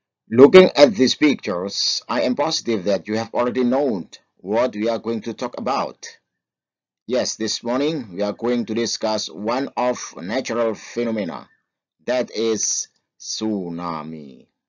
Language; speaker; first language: English; non-native, fluent; Indonesian